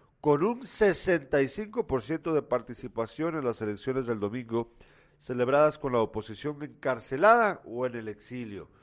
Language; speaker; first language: Spanish; native; Spanish